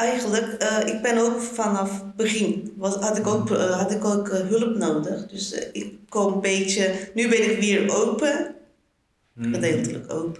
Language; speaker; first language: Dutch; non-native, learner; Turkish